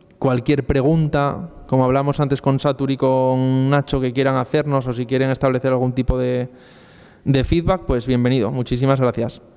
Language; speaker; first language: Spanish; native; Spanish